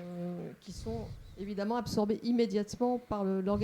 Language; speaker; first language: French; native; French